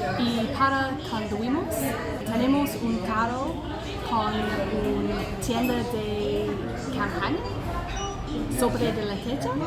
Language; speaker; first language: Spanish; non-native, learner; English